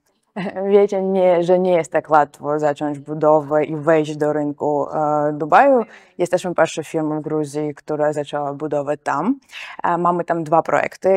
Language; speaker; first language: Polish; non-native, fluent; Georgian